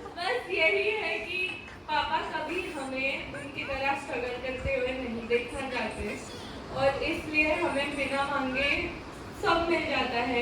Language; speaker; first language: Hindi; non-native, local second language; Marathi